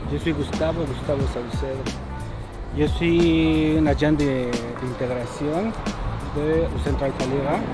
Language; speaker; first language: French; non-native, fluent; Spanish